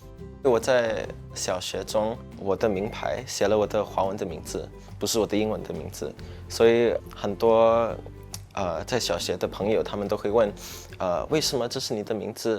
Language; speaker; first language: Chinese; non-native, local second language; English